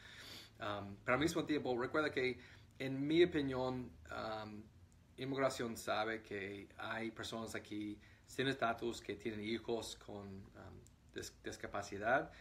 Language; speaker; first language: Spanish; non-native, fluent; English